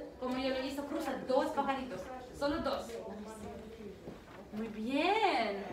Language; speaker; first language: Spanish; early bilingual, heritage; Spanish